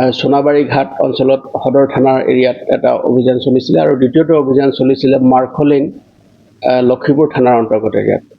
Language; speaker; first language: Assamese; native; Assamese